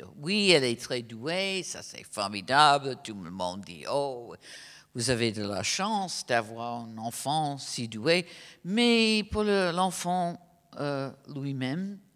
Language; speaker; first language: French; non-native, fluent; English